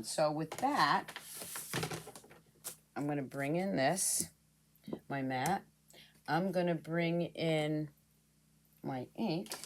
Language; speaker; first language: English; native; English